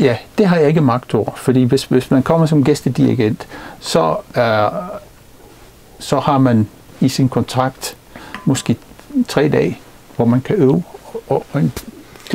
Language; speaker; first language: Danish; non-native, fluent; English